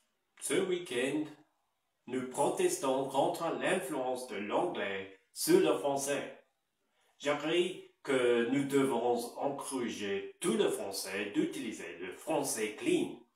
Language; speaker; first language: French; non-native, learner; English